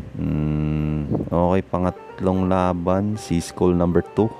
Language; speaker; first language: Filipino; native; Filipino